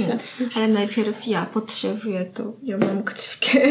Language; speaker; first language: Polish; non-native, learner; Korean